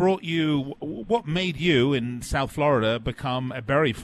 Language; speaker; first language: English; native; English